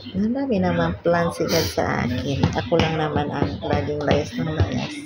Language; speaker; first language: Filipino; non-native, local second language; Cebuano